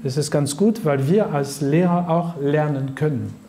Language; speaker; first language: German; non-native, fluent; French